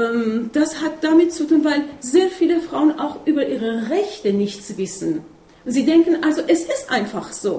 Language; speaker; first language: German; non-native, fluent; Persian